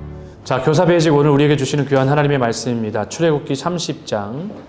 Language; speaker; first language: Korean; native; Korean